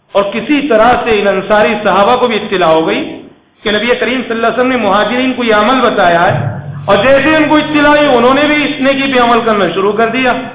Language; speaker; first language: Urdu; native; Urdu